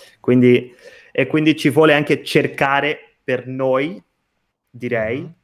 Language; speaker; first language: Italian; non-native, fluent; Portuguese